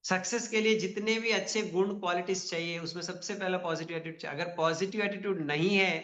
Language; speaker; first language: Hindi; non-native, local second language; Telugu